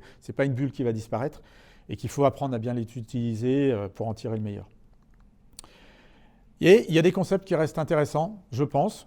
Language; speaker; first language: French; native; French